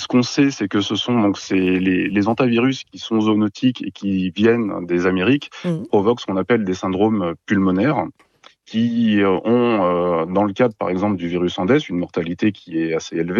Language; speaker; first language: French; native; French